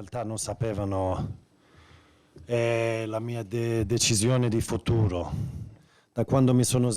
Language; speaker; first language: Italian; non-native, fluent; Swedish